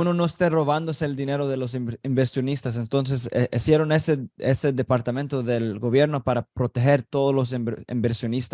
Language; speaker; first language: Spanish; early bilingual, heritage; Spanish